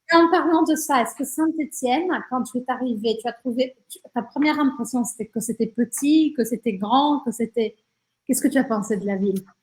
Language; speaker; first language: French; native; French